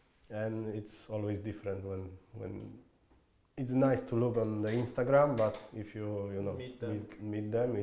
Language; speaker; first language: English; non-native, fluent; Polish